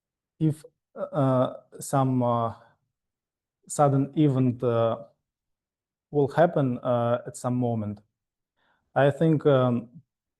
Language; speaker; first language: English; non-native, fluent; Russian